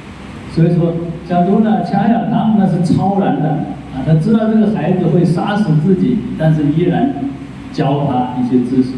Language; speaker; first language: Chinese; native; Chinese